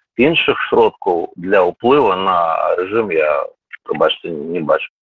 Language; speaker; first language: Belarusian; non-native, local second language; Russian